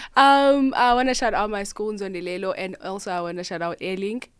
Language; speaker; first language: English; non-native, local second language; Xhosa